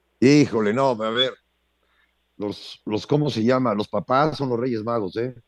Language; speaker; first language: Spanish; native; Spanish